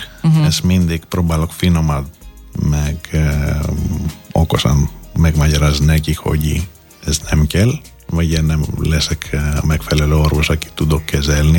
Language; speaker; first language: Hungarian; non-native, learner; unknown